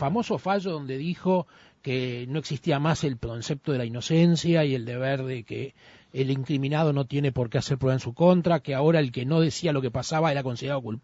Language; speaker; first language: Spanish; native; Spanish